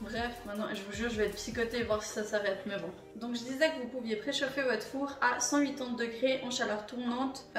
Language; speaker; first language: French; native; French